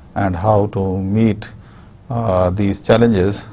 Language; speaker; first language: English; non-native, local second language; Urdu